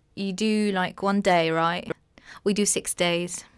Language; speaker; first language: English; non-native, fluent; Arabic